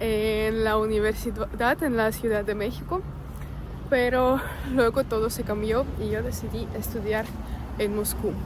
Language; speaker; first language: Spanish; non-native, fluent; Russian